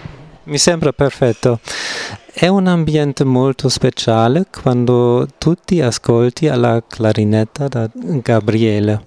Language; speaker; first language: Italian; non-native, learner; German